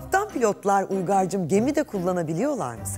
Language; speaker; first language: Turkish; native; Turkish